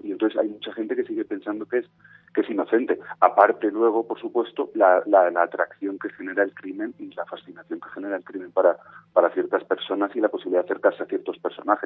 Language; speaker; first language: Spanish; native; Spanish